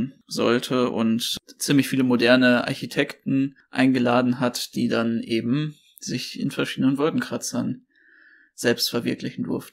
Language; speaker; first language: German; native; German